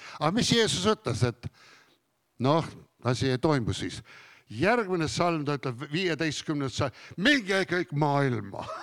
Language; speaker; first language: Estonian; non-native, fluent; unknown